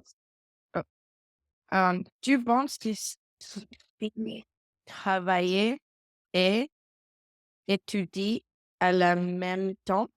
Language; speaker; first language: French; non-native, learner; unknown